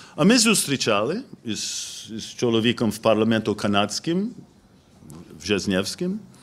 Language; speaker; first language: Ukrainian; non-native, fluent; English